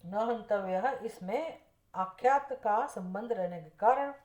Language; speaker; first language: Hindi; non-native, local second language; Gujarati